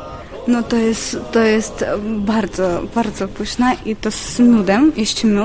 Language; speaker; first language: Polish; non-native, fluent; Ukrainian